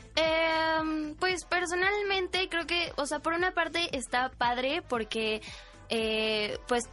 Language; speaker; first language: Spanish; native; Spanish